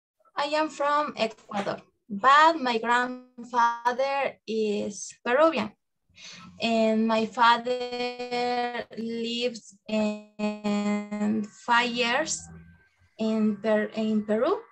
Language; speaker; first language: English; non-native, learner; Spanish